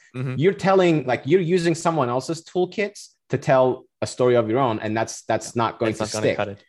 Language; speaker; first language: English; non-native, fluent; Turkish